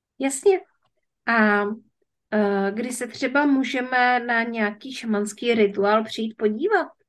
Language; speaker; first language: Czech; native; Czech